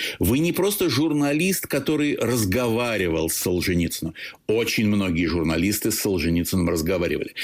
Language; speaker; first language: Russian; native; Russian